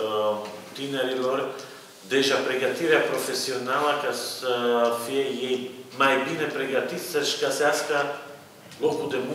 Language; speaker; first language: Romanian; non-native, fluent; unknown